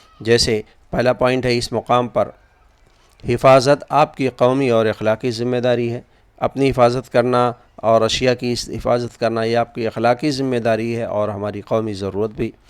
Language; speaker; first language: Urdu; native; Urdu